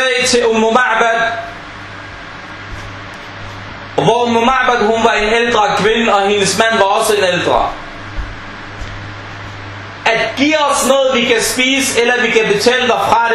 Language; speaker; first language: Danish; non-native, fluent; Arabic